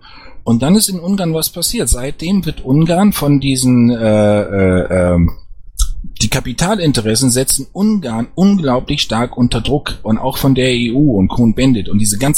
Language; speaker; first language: German; native; German